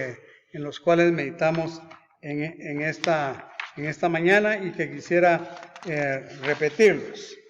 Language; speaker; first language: Spanish; native; Spanish